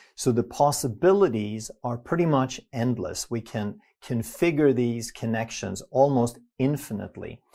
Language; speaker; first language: English; non-native, fluent; Swedish